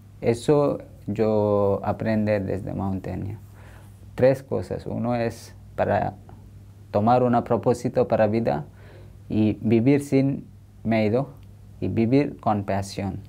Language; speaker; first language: Spanish; non-native, learner; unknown